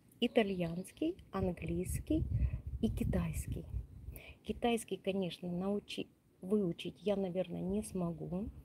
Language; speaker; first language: Russian; non-native, local second language; Ukrainian